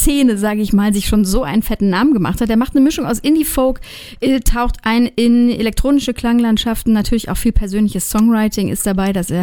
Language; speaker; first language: German; native; German